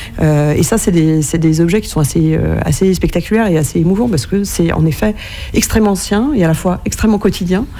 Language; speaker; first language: French; native; French